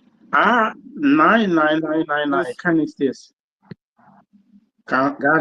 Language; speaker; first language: German; non-native, learner; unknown